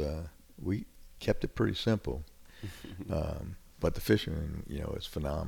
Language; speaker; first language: English; native; English